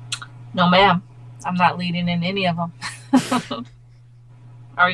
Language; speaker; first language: English; native; English